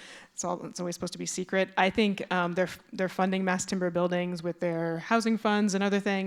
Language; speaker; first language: English; native; English